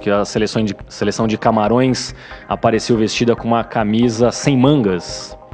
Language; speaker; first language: Portuguese; native; Portuguese